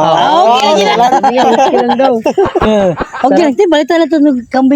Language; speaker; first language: Filipino; non-native, local second language; Cebuano